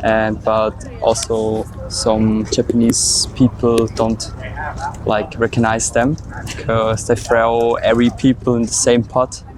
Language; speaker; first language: English; non-native, learner; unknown